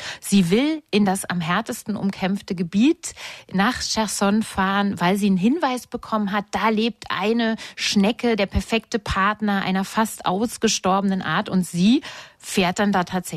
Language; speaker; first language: German; native; German